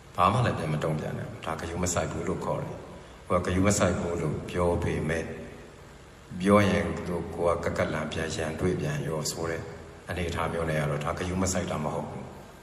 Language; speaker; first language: Burmese; native; Burmese